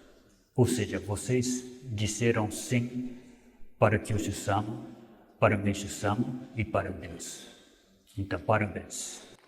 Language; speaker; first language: Portuguese; non-native, fluent; Japanese